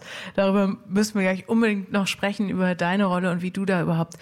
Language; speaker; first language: German; native; German